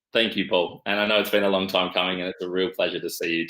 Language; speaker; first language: English; native; English